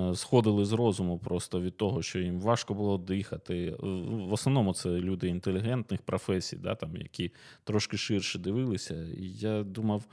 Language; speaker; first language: Ukrainian; native; Ukrainian